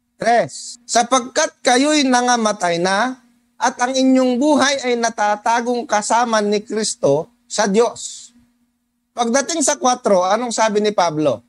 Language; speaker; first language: Filipino; non-native, local second language; Cebuano